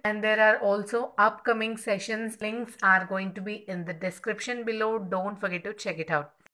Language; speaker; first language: English; non-native, local second language; Telugu